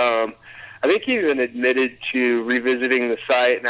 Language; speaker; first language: English; native; English